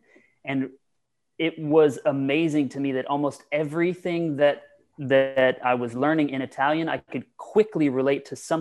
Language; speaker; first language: English; native; English